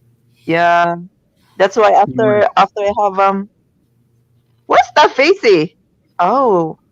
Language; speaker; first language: English; non-native, local second language; Filipino